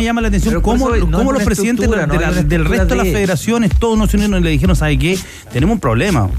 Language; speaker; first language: Spanish; native; Spanish